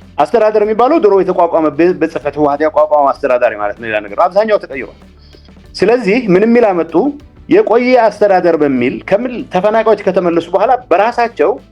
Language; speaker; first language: Amharic; non-native, local second language; Tigrinya